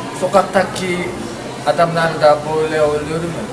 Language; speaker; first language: Turkish; non-native, learner; Korean